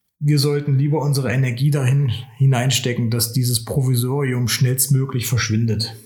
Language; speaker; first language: German; native; German